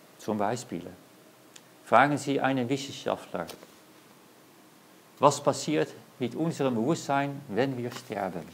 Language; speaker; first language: German; non-native, learner; Dutch